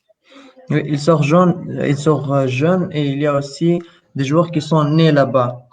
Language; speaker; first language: French; non-native, local second language; Arabic